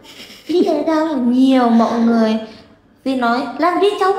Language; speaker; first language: Vietnamese; non-native, learner; Indonesian